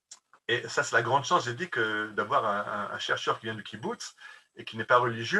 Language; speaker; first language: French; native; French